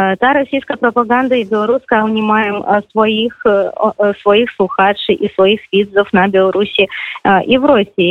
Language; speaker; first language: Polish; non-native, fluent; Russian